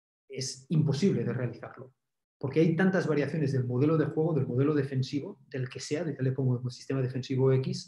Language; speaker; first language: Spanish; native; Spanish